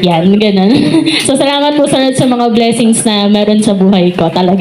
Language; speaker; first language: Filipino; native; Filipino